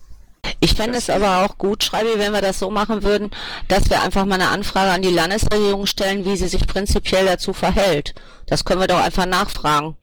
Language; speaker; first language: German; native; German